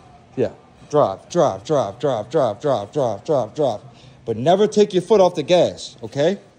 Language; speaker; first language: English; native; English